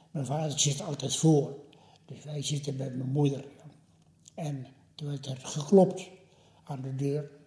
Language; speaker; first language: Dutch; early bilingual, other home language; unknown